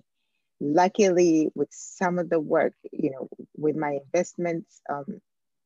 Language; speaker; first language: English; non-native, local second language; Ganda